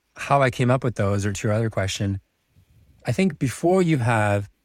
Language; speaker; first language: English; early bilingual, other home language; Czech